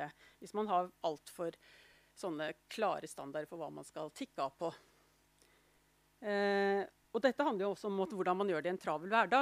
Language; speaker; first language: Norwegian; native; Norwegian